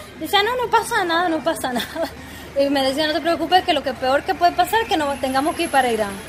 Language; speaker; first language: Spanish; native; Spanish